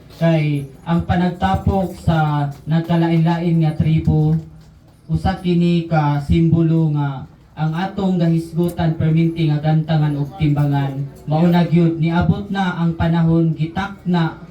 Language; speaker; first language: Cebuano; non-native, local second language; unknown